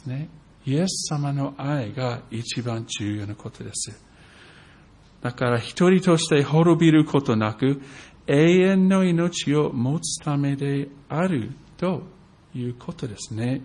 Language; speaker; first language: Japanese; non-native, fluent; English